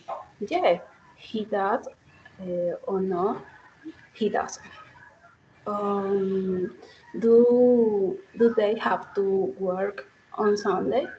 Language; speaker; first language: English; non-native, learner; Spanish